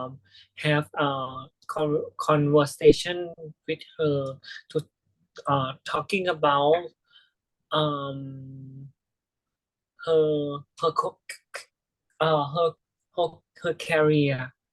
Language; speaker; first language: English; non-native, learner; Thai